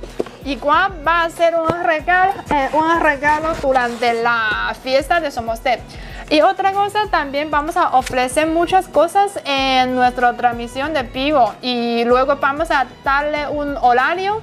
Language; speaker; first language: Spanish; non-native, learner; Chinese